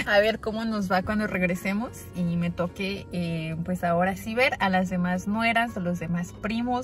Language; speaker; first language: Spanish; native; Spanish